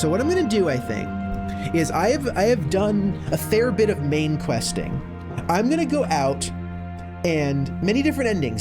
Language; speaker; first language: English; native; English